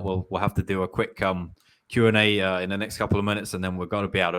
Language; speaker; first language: English; native; English